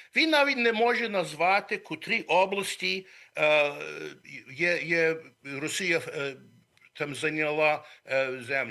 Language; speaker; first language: Ukrainian; early bilingual, heritage; Ukrainian